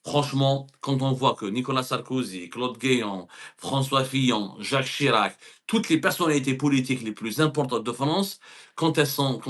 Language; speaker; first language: French; non-native, local second language; Arabic